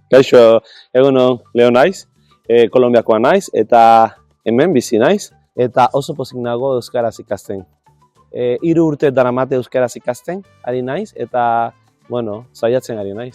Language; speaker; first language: Basque; non-native, learner; Spanish